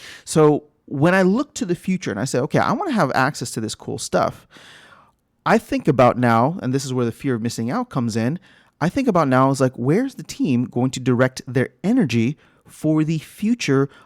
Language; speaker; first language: English; native; English